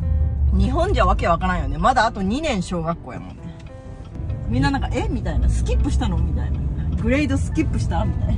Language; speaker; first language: Japanese; native; Japanese